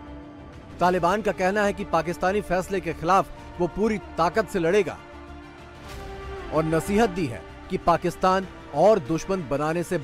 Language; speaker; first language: Hindi; native; Hindi